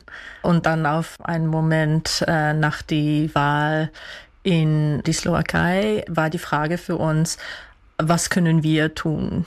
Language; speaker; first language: German; non-native, fluent; Dutch